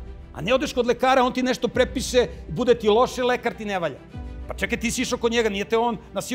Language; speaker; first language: Serbian; native; Serbian